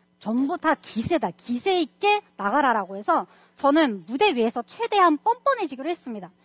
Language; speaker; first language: Korean; non-native, fluent; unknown